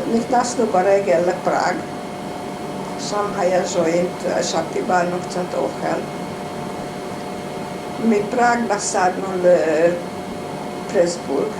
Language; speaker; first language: Hebrew; non-native, fluent; Hungarian